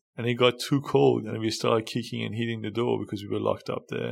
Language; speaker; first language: English; non-native, fluent; Persian